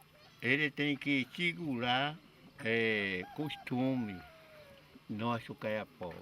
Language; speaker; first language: Portuguese; non-native, local second language; Kayapó